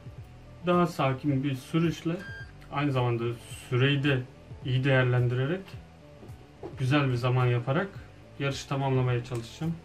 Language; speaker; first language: Turkish; native; Turkish